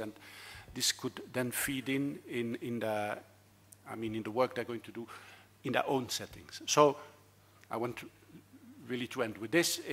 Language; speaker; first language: English; non-native, fluent; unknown